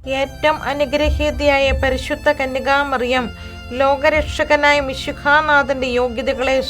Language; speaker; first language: Malayalam; native; Malayalam